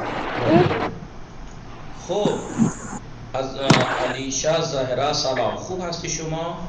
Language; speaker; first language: Persian; non-native, fluent; Urdu